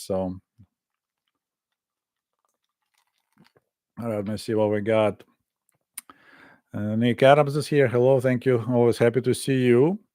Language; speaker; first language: English; non-native, fluent; Russian